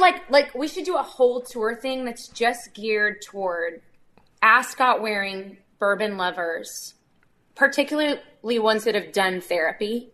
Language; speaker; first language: English; native; English